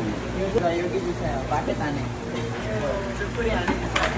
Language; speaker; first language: Korean; non-native, learner; Bangla